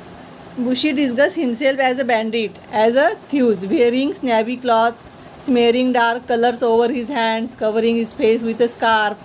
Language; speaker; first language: English; non-native, local second language; Marathi